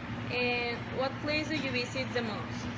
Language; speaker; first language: English; non-native, learner; Spanish